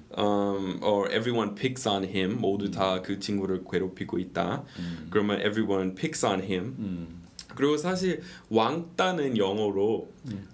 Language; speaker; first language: Korean; non-native, fluent; English